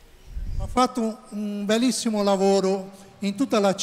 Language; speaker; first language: Italian; non-native, learner; Portuguese